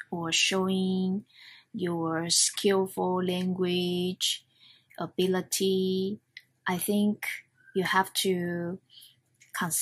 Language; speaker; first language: English; non-native, fluent; Chinese